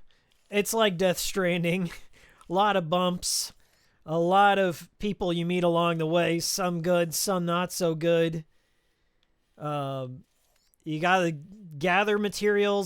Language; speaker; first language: English; native; English